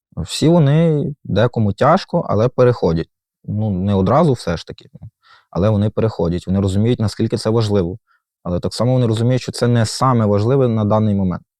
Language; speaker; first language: Ukrainian; native; Ukrainian